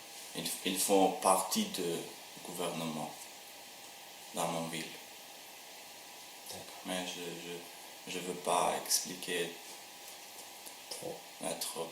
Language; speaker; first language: French; non-native, learner; Albanian